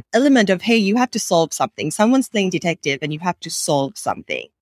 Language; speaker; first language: English; non-native, local second language; Sinhala